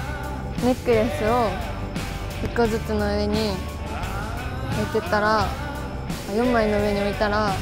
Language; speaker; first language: Japanese; native; Japanese